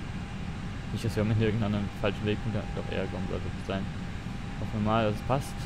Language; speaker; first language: German; native; German